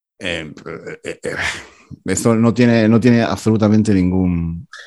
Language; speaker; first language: Spanish; native; Spanish